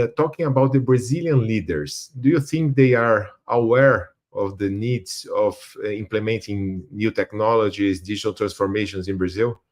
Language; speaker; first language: English; non-native, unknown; Portuguese